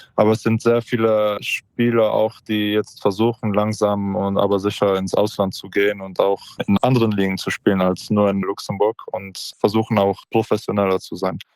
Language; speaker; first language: German; non-native, local second language; Polish